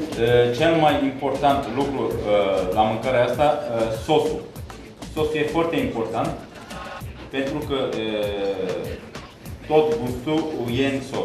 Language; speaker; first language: Romanian; non-native, learner; Turkish